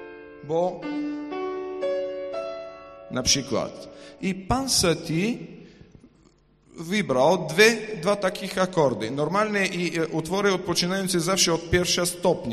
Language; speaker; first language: Polish; non-native, fluent; Ukrainian